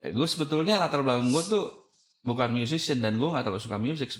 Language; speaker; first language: Indonesian; native; Indonesian